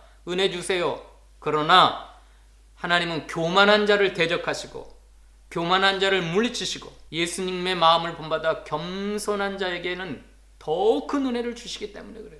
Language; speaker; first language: Korean; native; Korean